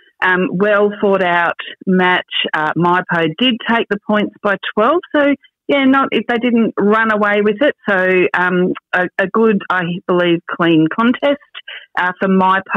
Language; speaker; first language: English; native; English